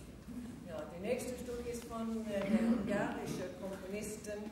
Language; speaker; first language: German; non-native, learner; English